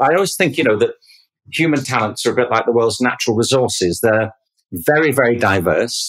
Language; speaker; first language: English; native; English